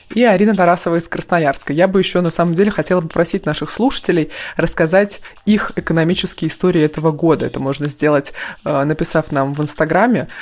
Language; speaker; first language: Russian; native; Russian